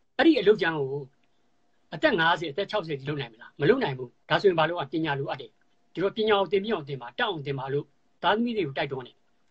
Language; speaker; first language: Burmese; native; Burmese